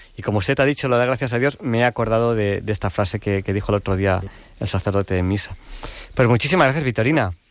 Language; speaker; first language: Spanish; native; Spanish